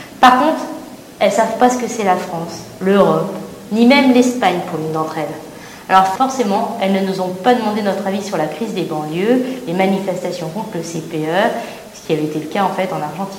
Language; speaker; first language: French; native; French